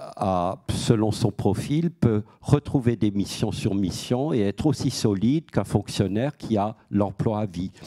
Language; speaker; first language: French; native; French